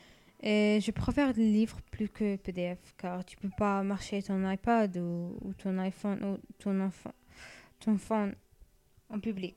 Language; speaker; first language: French; non-native, learner; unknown